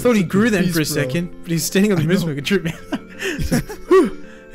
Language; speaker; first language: English; native; English